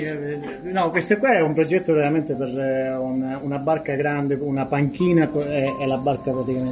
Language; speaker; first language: Italian; native; Italian